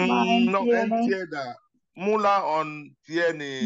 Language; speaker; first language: Finnish; non-native, learner; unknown